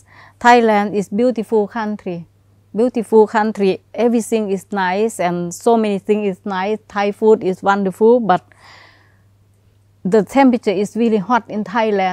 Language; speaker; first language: English; non-native, learner; Thai